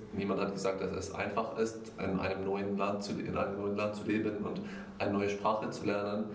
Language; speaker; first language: German; non-native, fluent; Arabic